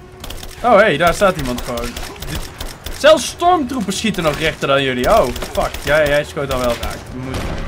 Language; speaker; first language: Dutch; native; Dutch